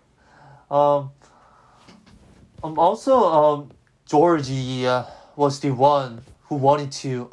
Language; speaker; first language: English; non-native, fluent; Korean